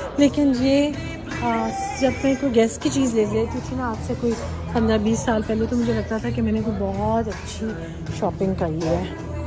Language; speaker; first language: Urdu; non-native, local second language; Punjabi